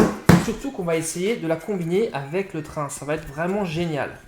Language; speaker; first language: French; native; French